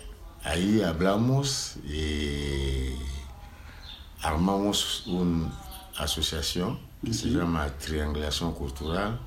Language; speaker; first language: Spanish; non-native, learner; Lingala